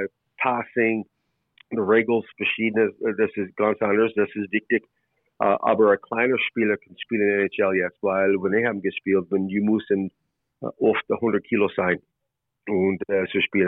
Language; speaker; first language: German; non-native, learner; English